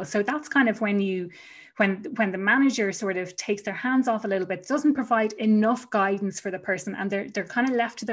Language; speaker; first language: English; native; English